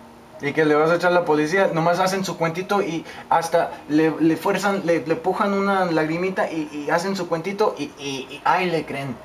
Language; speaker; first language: Spanish; native; Spanish